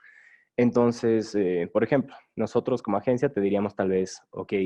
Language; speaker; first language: Spanish; native; Spanish